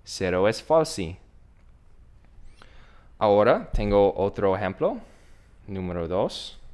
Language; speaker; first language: Spanish; non-native, learner; English